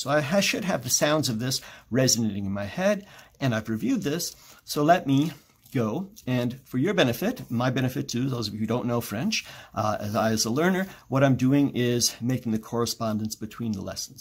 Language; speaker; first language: English; native; English